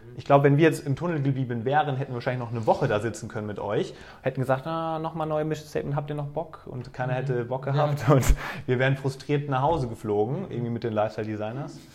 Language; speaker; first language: German; native; German